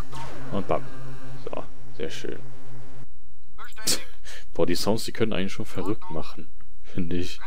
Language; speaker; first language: German; native; German